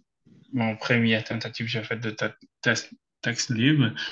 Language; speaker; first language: French; non-native, learner; Portuguese